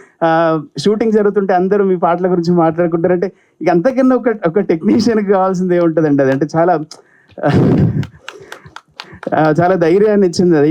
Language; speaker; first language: Telugu; native; Telugu